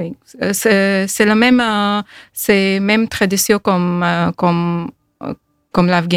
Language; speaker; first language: French; non-native, learner; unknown